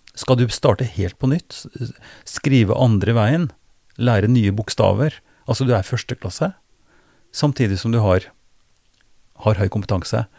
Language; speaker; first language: Norwegian; native; Norwegian